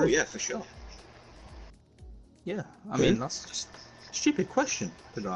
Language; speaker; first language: English; native; English